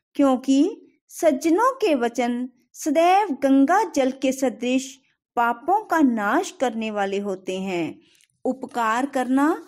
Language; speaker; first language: Hindi; native; Hindi